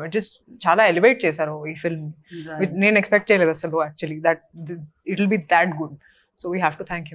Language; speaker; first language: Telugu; non-native, fluent; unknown